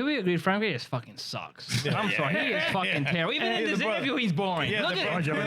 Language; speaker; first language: English; early bilingual, other home language; Spanish